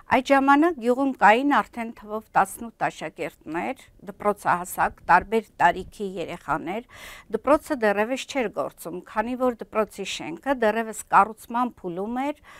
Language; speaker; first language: Armenian; native; Armenian